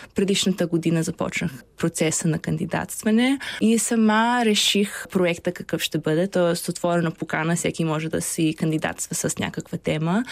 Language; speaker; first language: Bulgarian; early bilingual, heritage; Bulgarian